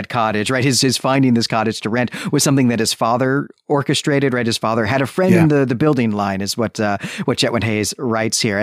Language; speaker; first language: English; native; English